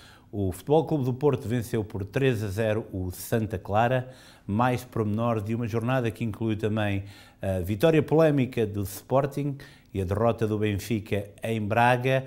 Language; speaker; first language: Portuguese; native; Portuguese